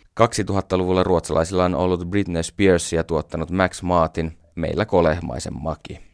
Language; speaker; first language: Finnish; native; Finnish